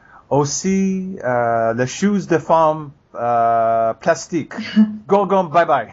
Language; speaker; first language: French; non-native, learner; English